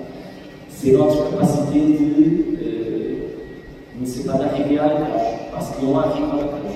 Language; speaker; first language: French; non-native, fluent; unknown